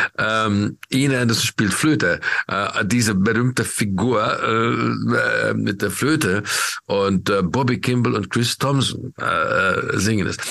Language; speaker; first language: German; non-native, fluent; Hungarian